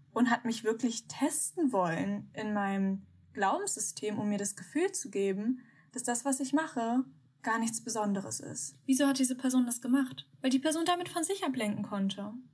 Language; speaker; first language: German; early bilingual, other home language; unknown